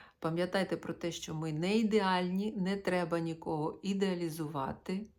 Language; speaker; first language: Ukrainian; non-native, local second language; Russian